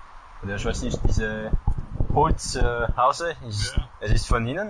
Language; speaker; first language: German; non-native, learner; Portuguese